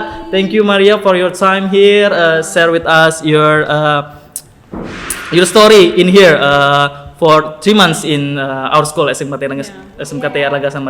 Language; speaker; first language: English; non-native, learner; Indonesian